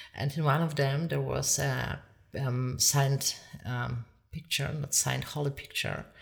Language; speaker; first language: English; non-native, fluent; Polish